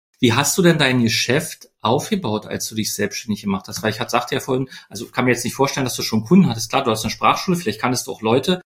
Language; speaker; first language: German; native; German